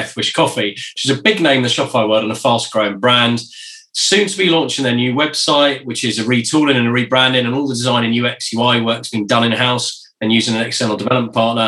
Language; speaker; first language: English; native; English